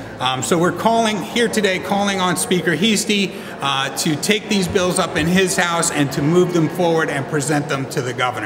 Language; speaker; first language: English; native; English